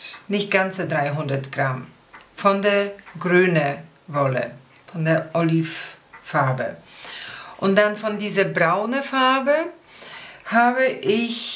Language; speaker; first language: German; non-native, fluent; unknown